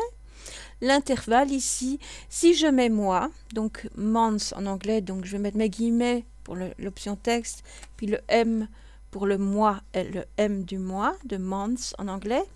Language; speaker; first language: French; native; French